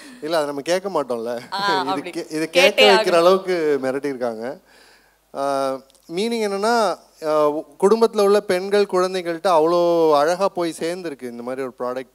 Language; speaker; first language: Tamil; native; Tamil